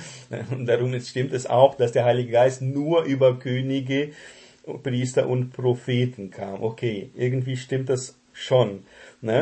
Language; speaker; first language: German; non-native, fluent; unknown